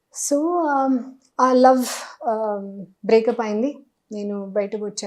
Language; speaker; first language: Telugu; non-native, fluent; Hindi